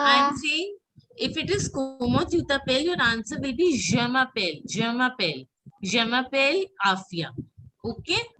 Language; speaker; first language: French; non-native, fluent; Hindi